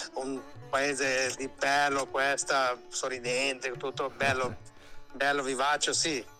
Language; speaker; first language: Italian; non-native, learner; Hindi